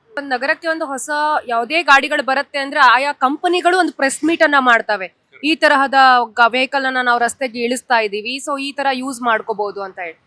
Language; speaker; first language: Kannada; native; Kannada